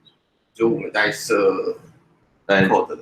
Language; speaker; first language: Chinese; native; Chinese